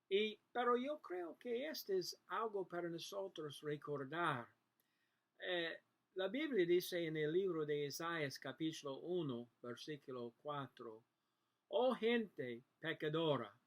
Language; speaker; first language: Spanish; non-native, learner; English